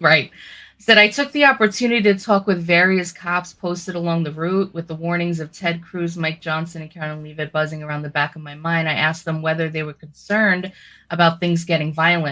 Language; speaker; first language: English; native; English